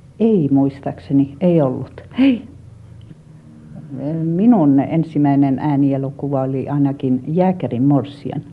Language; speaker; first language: Finnish; non-native, local second language; Swedish